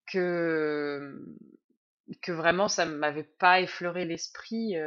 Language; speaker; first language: French; native; French